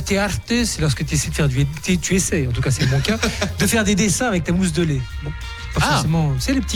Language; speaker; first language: French; native; French